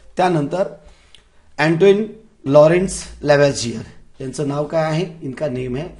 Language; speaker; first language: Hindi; non-native, local second language; Marathi